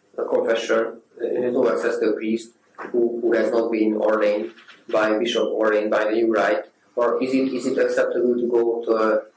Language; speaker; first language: English; non-native, fluent; Hungarian